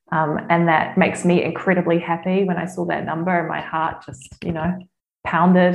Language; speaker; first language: English; native; English